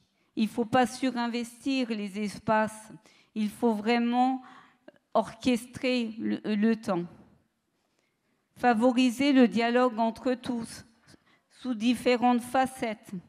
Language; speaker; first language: French; native; French